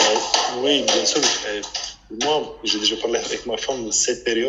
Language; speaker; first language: French; non-native, fluent; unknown